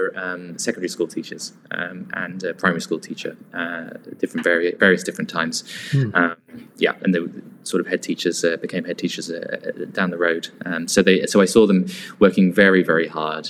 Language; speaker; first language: English; native; English